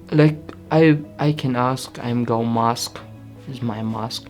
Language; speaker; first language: English; non-native, learner; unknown